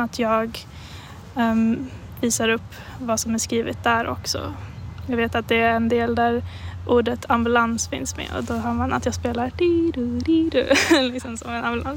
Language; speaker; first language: Swedish; native; Swedish